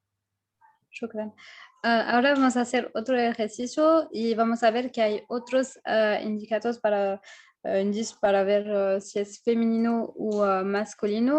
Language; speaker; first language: Spanish; non-native, fluent; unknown